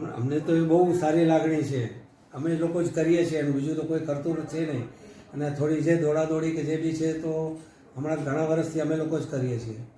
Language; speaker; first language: Gujarati; non-native, local second language; Kachhi